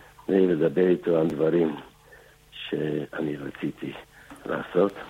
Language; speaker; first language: Hebrew; non-native, fluent; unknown